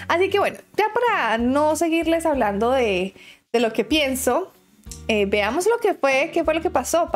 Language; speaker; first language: Spanish; native; Spanish